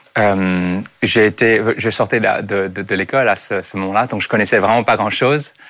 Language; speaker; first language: French; non-native, fluent; Chinese